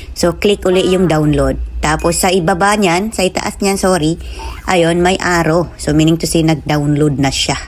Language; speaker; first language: Filipino; non-native, local second language; Cebuano